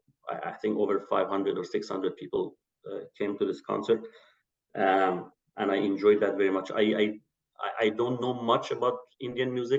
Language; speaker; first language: English; non-native, fluent; Persian